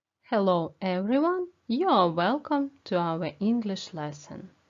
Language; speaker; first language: English; non-native, fluent; Ukrainian